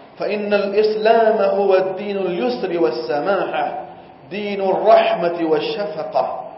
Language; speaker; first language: Arabic; non-native, fluent; Gujarati